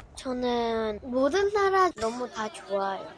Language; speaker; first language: Korean; early bilingual, heritage; Korean